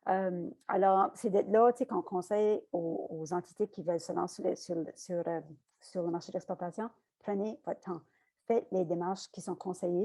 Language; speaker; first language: French; native; French